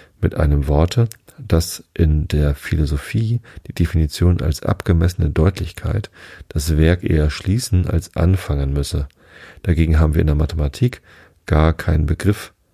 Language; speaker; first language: German; native; German